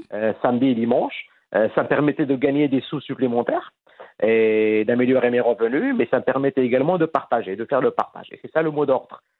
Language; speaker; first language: French; non-native, fluent; Arabic